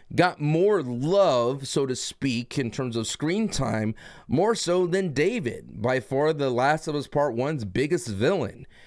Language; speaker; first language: English; native; English